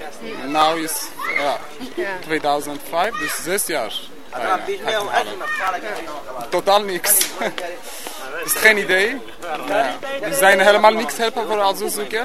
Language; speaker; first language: Dutch; non-native, learner; Armenian